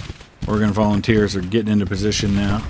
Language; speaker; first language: English; native; English